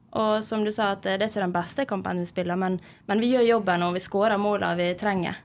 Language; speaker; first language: Norwegian; native; Norwegian